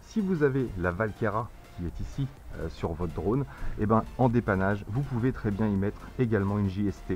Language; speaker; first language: French; native; French